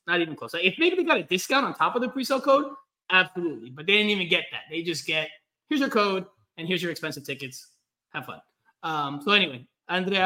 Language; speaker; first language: English; early bilingual, other home language; Spanish